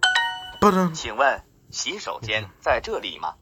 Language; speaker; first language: Chinese; non-native, learner; English